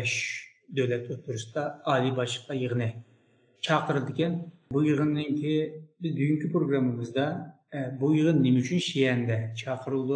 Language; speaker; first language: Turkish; non-native, learner; Uyghur